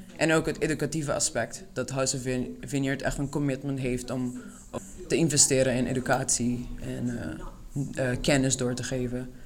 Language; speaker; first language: Dutch; non-native, local second language; Papiamento